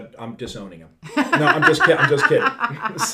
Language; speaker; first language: English; native; English